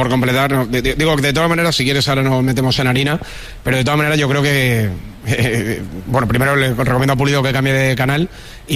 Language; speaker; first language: Spanish; native; Spanish